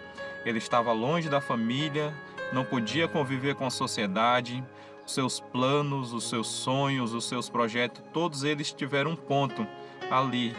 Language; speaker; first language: Portuguese; native; Portuguese